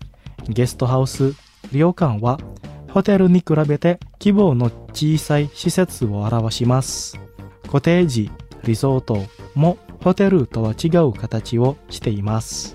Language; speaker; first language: Japanese; non-native, fluent; Indonesian